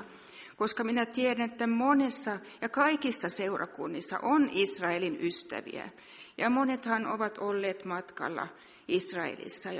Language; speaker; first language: Finnish; non-native, local second language; Swedish